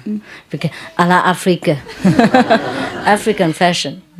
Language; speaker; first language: French; non-native, learner; Vietnamese